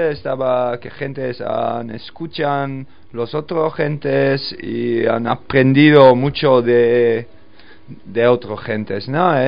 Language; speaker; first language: Spanish; non-native, learner; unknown